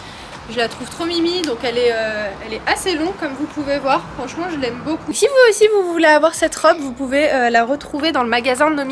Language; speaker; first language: French; native; French